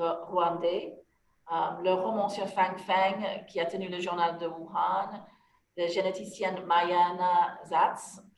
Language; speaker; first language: French; non-native, fluent; English